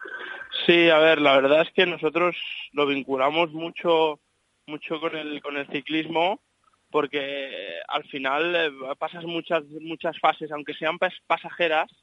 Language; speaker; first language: Spanish; native; Spanish